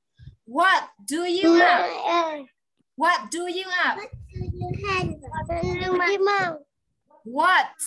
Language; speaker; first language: English; non-native, learner; Vietnamese